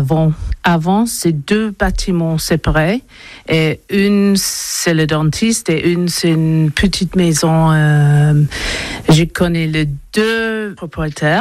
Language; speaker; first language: French; non-native, learner; English